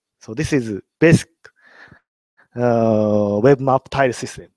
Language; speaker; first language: English; non-native, learner; Japanese